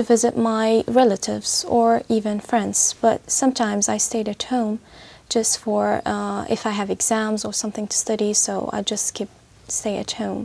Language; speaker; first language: English; non-native, fluent; Arabic